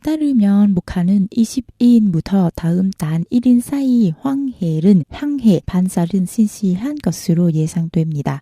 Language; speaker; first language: Korean; non-native, fluent; Vietnamese